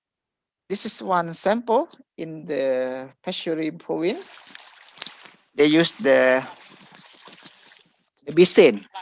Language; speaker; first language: English; non-native, fluent; Thai